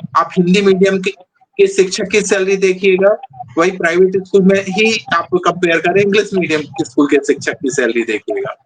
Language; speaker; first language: Hindi; native; Hindi